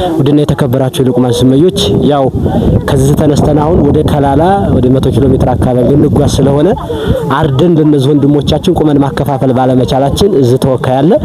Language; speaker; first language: Amharic; native; Amharic